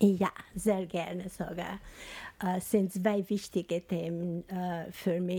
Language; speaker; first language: German; non-native, learner; Albanian